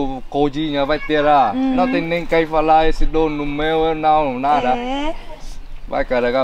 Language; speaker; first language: Portuguese; non-native, learner; Vietnamese